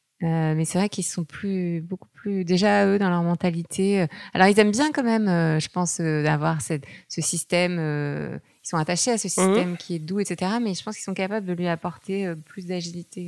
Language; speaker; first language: French; native; French